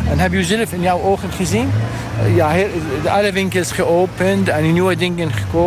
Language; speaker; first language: Dutch; non-native, learner; Arabic